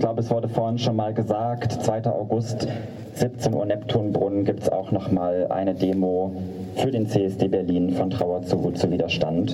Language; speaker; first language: German; native; German